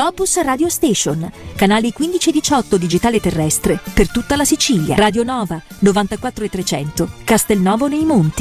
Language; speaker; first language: Italian; native; Italian